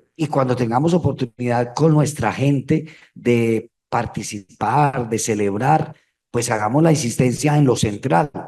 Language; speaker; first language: Spanish; native; Spanish